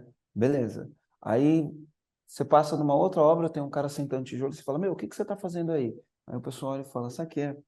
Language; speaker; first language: Portuguese; native; Portuguese